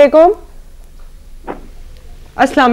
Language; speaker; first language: Urdu; native; Urdu